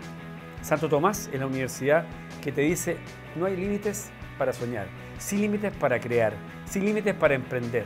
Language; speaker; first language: Spanish; native; Spanish